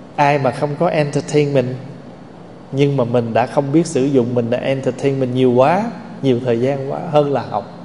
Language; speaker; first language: Vietnamese; native; Vietnamese